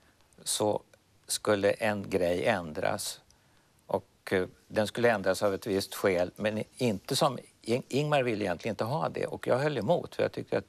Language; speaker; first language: Swedish; native; Swedish